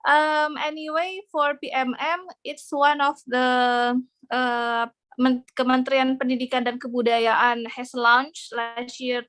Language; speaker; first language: English; non-native, fluent; Indonesian